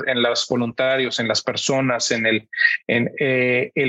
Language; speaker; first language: Spanish; native; Spanish